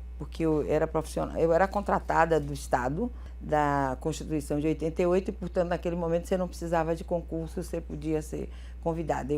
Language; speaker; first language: Portuguese; early bilingual, other home language; Galician